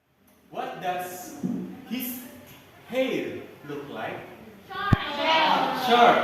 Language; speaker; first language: English; non-native, learner; Indonesian